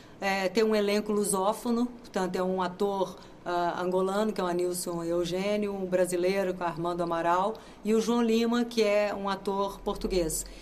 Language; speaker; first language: Portuguese; native; Portuguese